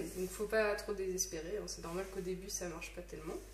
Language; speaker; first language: French; native; French